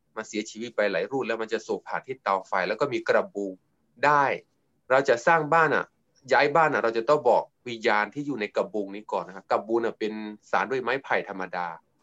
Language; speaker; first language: Thai; non-native, local second language; S'gaw Karen